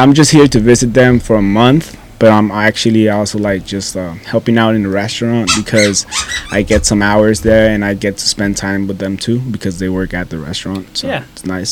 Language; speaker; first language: English; non-native, fluent; Spanish